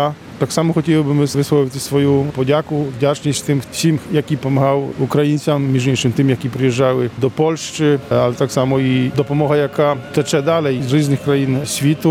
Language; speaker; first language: Polish; non-native, local second language; Ukrainian